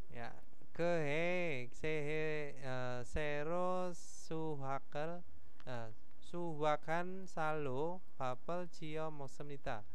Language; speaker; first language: Korean; non-native, fluent; Indonesian